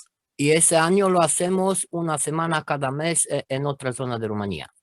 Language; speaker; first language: Spanish; non-native, fluent; Romanian